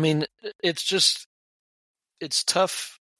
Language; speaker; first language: English; native; English